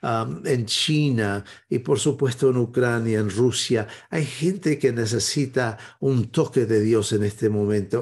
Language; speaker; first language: Spanish; non-native, fluent; English